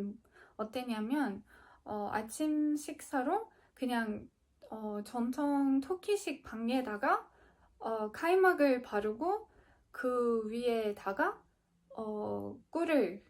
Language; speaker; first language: Korean; non-native, fluent; Turkish